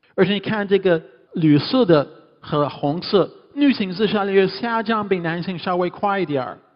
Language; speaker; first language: Chinese; non-native, fluent; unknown